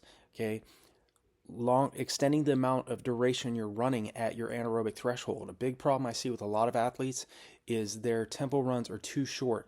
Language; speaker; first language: English; native; English